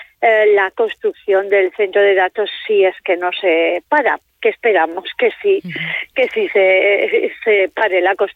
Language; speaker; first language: Spanish; native; Spanish